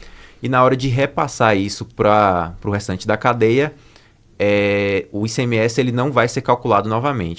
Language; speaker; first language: Portuguese; native; Portuguese